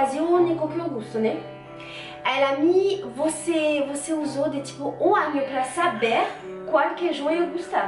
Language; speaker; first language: Portuguese; non-native, fluent; French